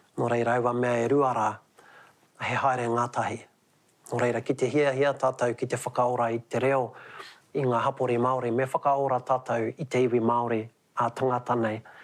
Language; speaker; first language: Māori; native; Māori